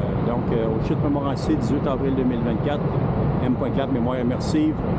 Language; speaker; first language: French; native; French